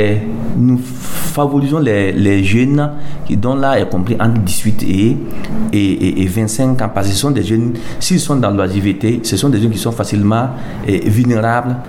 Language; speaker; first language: French; non-native, local second language; Mossi